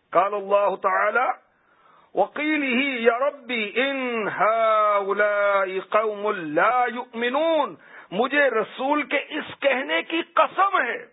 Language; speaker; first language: Urdu; native; Urdu